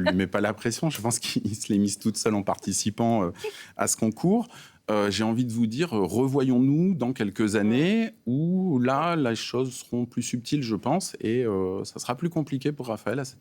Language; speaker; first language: French; native; French